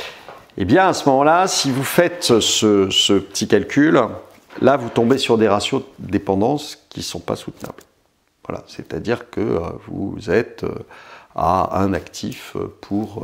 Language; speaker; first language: French; native; French